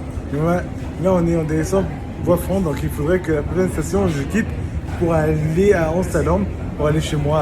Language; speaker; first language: French; native; French